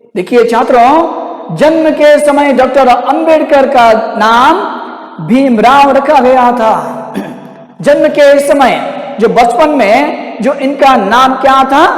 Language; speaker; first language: Hindi; non-native, local second language; Kannada